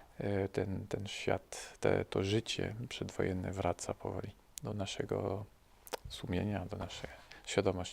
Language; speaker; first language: Polish; early bilingual, heritage; French